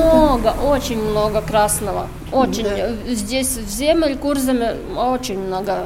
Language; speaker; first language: Russian; non-native, local second language; Latvian